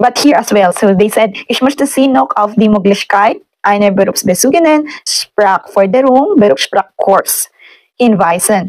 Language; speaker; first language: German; non-native, learner; Filipino